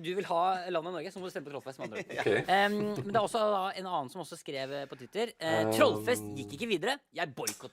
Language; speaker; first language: Norwegian; native; Norwegian